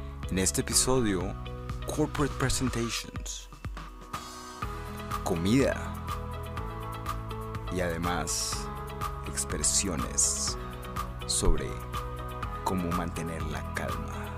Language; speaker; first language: Spanish; native; Spanish